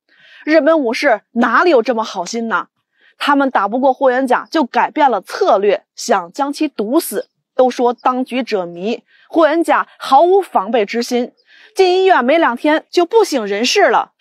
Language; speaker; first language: Chinese; native; Chinese